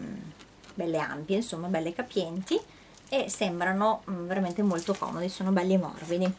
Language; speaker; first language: Italian; native; Italian